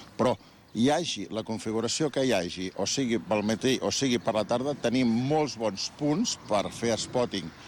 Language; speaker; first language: Catalan; native; Catalan